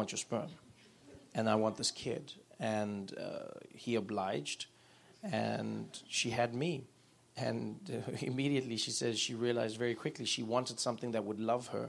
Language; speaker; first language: English; native; English